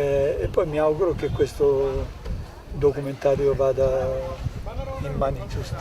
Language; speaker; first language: Italian; native; Italian